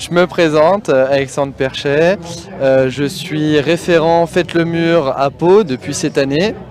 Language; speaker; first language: French; native; French